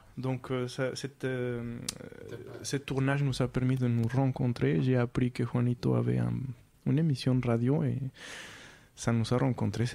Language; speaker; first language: French; non-native, fluent; Spanish